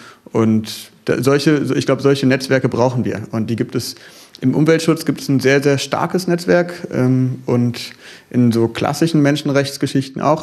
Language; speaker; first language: German; native; German